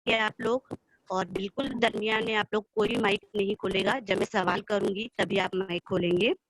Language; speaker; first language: Hindi; non-native, local second language; Urdu